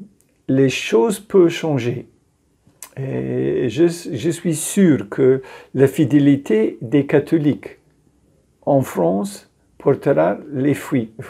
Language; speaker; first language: French; non-native, fluent; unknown